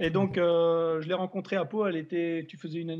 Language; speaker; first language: French; native; French